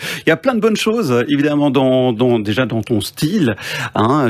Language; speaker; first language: French; native; French